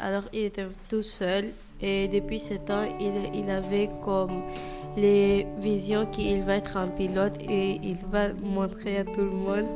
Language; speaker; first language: French; non-native, fluent; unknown